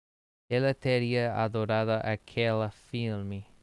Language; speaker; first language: Portuguese; non-native, learner; English